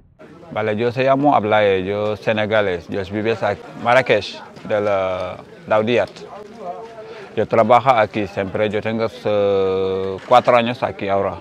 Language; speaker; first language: Spanish; non-native, learner; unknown